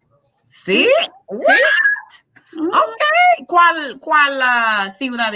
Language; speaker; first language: Spanish; non-native, learner; English